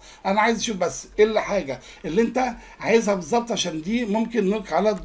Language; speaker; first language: Arabic; native; Arabic